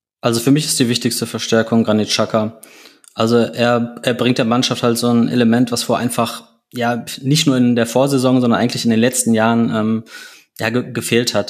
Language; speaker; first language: German; native; German